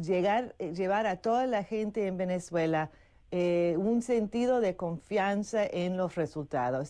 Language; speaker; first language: Spanish; non-native, fluent; English